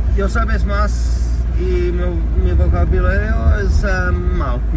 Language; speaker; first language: Spanish; non-native, learner; English